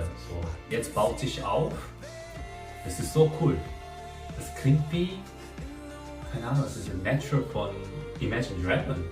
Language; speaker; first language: German; non-native, learner; Korean